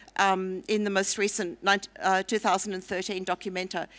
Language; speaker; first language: English; native; English